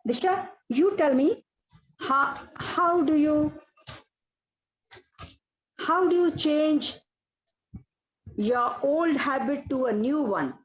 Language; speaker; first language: English; non-native, local second language; Odia